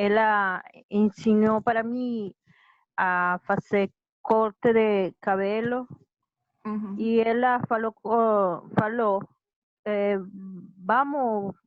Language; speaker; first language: Portuguese; non-native, learner; Spanish